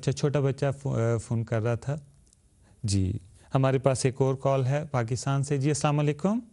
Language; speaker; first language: Urdu; native; Urdu